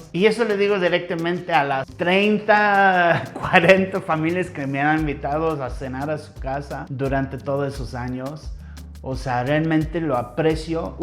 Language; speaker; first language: Spanish; non-native, fluent; English